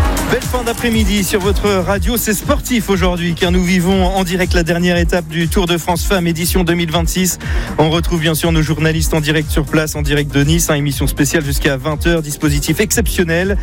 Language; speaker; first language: French; native; French